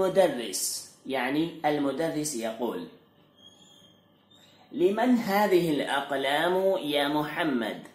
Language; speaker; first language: Arabic; non-native, fluent; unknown